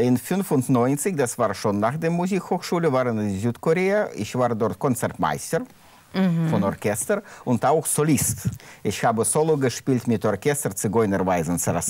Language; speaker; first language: German; non-native, learner; Russian